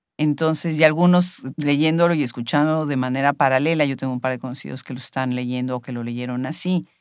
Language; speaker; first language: Spanish; native; Spanish